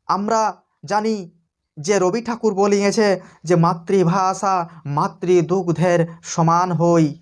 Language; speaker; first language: Bangla; non-native, local second language; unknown